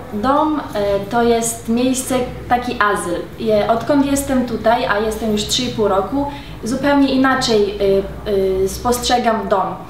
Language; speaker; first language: Polish; native; Polish